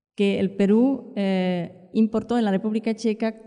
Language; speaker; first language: Spanish; non-native, fluent; Czech